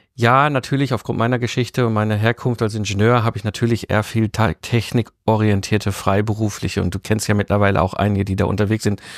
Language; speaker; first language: German; native; German